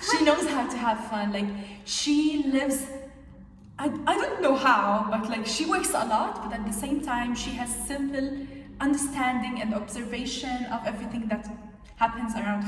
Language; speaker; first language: English; non-native, fluent; Arabic